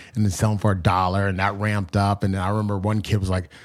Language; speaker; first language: English; native; English